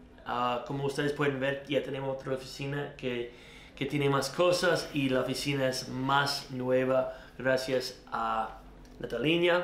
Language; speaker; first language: Spanish; non-native, learner; English